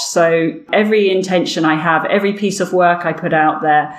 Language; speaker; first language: English; native; English